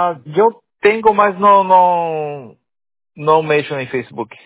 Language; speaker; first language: Spanish; non-native, learner; Portuguese